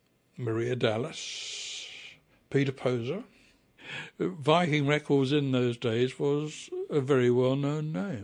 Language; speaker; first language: English; native; English